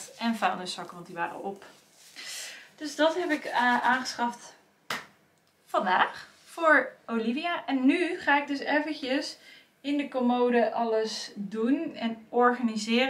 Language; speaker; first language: Dutch; native; Dutch